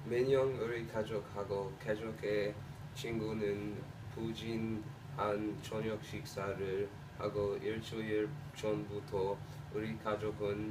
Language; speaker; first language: Korean; non-native, learner; English